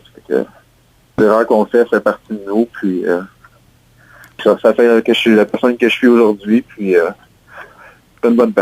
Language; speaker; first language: French; native; French